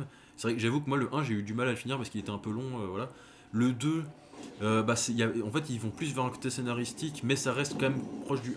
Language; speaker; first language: French; native; French